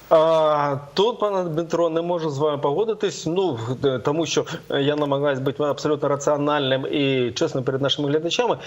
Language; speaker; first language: Ukrainian; native; Ukrainian